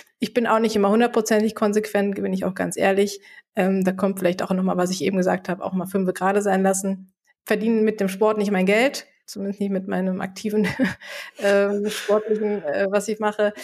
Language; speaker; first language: German; native; German